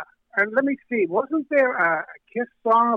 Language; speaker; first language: English; native; English